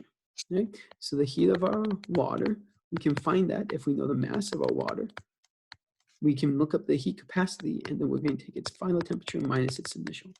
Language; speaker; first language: English; native; English